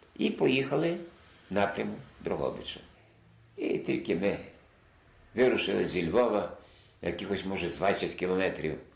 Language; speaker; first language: Ukrainian; non-native, local second language; Polish